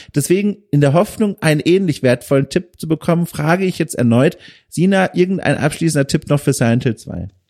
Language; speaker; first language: German; native; German